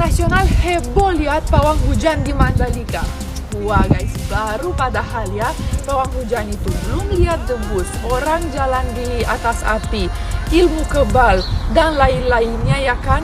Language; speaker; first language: Indonesian; non-native, fluent; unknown